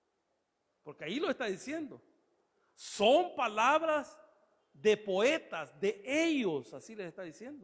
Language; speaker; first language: Spanish; native; Spanish